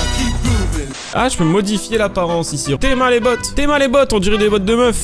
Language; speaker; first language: French; native; French